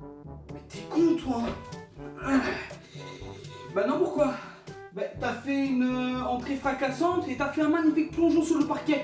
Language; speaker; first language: French; native; French